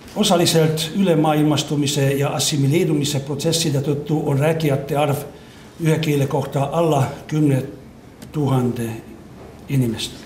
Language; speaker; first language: Estonian; non-native, fluent; Hungarian